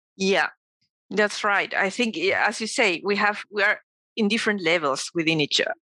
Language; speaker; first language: English; non-native, fluent; Spanish